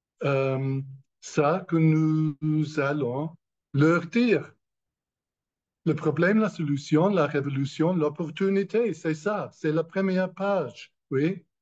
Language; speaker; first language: French; non-native, learner; English